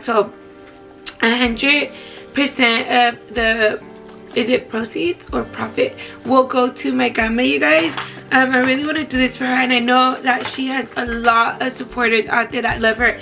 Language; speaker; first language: English; early bilingual, other home language; Spanish